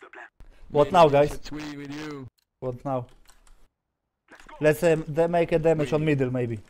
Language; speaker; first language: English; non-native, learner; Polish